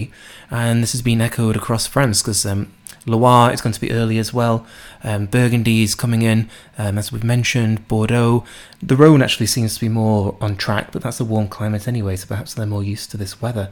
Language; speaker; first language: English; native; English